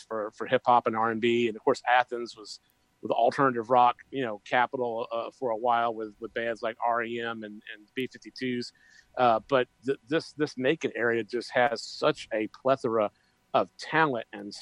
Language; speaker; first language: English; native; English